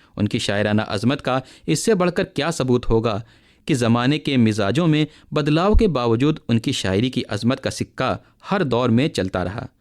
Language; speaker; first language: Urdu; native; Urdu